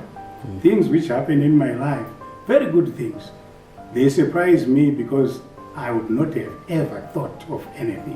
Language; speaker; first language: English; non-native, local second language; Shona